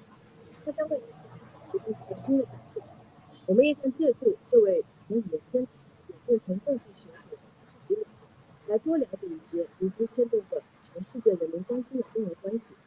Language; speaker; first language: Chinese; native; Chinese